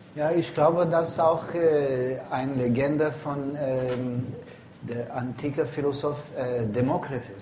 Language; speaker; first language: German; non-native, fluent; English